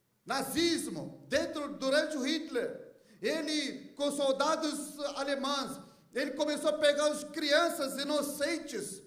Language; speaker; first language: Portuguese; non-native, fluent; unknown